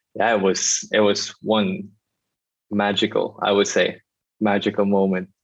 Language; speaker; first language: English; non-native, local second language; Filipino